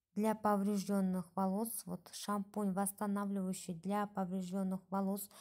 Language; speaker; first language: Russian; non-native, local second language; Kyrgyz